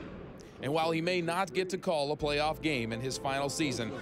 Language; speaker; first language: English; native; English